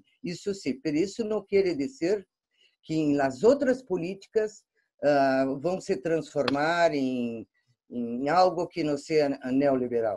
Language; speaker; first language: Spanish; non-native, fluent; Portuguese